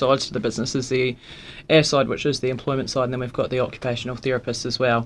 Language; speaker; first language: English; native; English